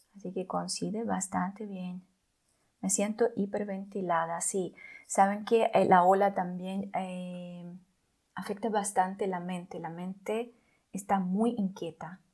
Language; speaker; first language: Spanish; non-native, fluent; Russian